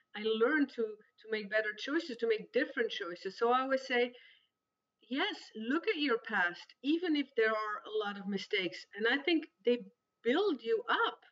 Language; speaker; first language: English; non-native, fluent; Dutch